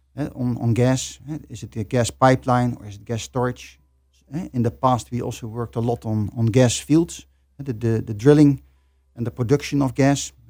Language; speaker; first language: English; non-native, fluent; Dutch